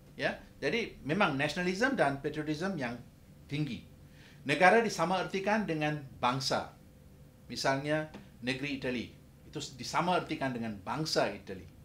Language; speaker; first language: Malay; non-native, local second language; Tamil